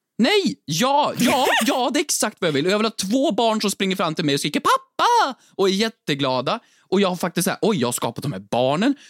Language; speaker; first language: Swedish; native; Swedish